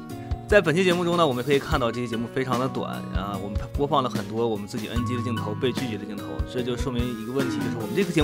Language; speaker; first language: Chinese; native; Chinese